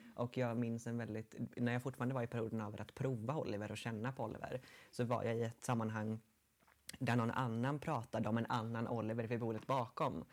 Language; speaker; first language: Swedish; native; Swedish